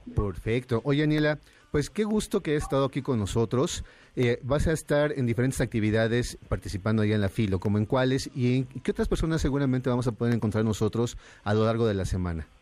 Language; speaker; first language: Spanish; native; Spanish